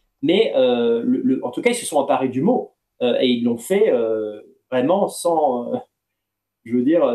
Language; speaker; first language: French; native; French